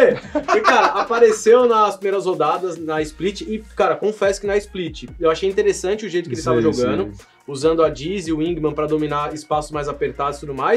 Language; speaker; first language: Portuguese; native; Portuguese